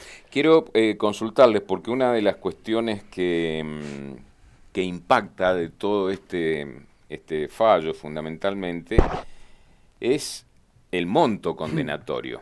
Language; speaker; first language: Spanish; native; Spanish